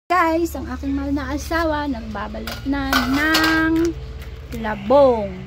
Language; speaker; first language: Filipino; non-native, local second language; Hiligaynon